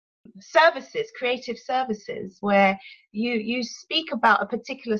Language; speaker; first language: English; native; English